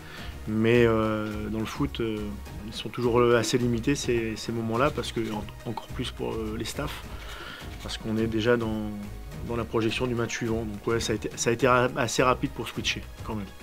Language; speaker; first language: French; native; French